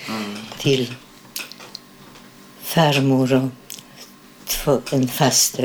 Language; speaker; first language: Swedish; non-native, fluent; Polish